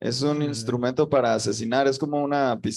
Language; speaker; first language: Spanish; native; Spanish